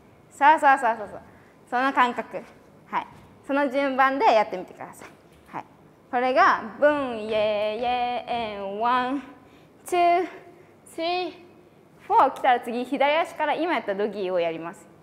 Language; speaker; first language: Japanese; native; Japanese